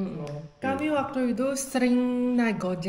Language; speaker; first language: Indonesian; non-native, fluent; Chinese